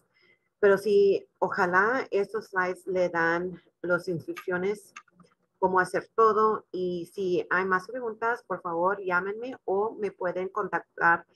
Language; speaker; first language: Spanish; non-native, local second language; English